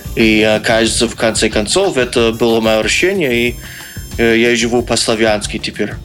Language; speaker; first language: Russian; non-native, fluent; English